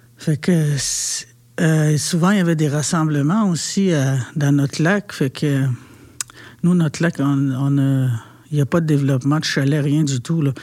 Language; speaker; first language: French; non-native, local second language; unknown